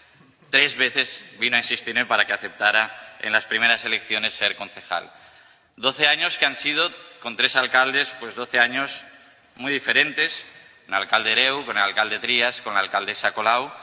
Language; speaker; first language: Spanish; native; Spanish